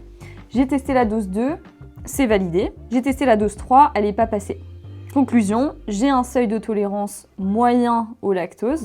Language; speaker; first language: French; native; French